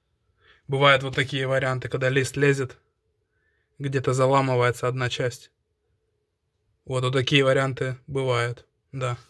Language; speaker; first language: Russian; native; Russian